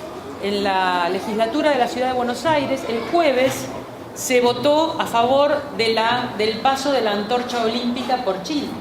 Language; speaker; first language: Spanish; native; Spanish